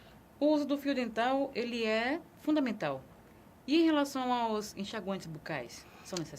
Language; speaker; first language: Portuguese; native; Portuguese